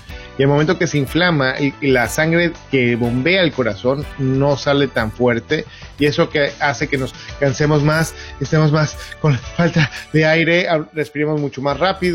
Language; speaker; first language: Spanish; native; Spanish